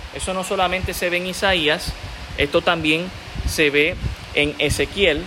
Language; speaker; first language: Spanish; native; Spanish